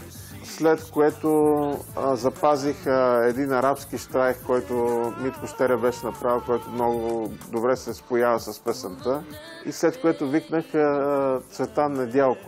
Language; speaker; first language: Bulgarian; native; Bulgarian